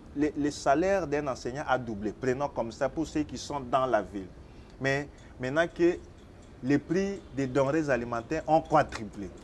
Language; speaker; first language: French; non-native, local second language; Lingala